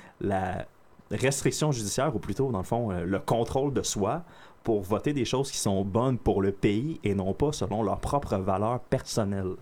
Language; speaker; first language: French; native; French